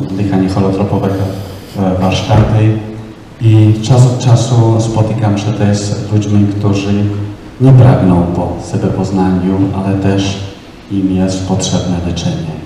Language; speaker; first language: Polish; non-native, learner; Czech